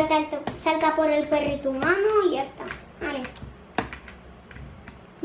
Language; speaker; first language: Spanish; native; Spanish